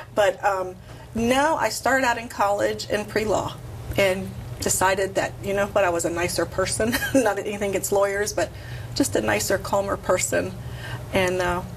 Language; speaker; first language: English; native; English